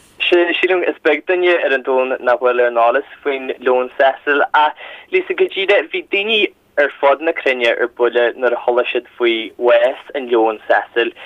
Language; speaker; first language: Irish; native; Irish